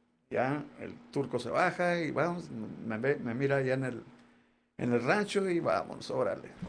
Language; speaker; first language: Spanish; early bilingual, heritage; Spanish